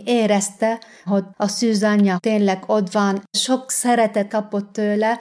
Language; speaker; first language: Hungarian; non-native, fluent; Arabic